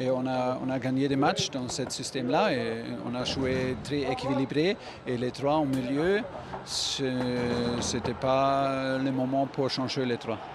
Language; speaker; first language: French; non-native, fluent; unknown